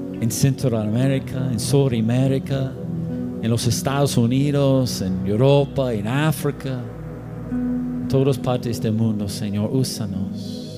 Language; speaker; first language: Spanish; non-native, learner; English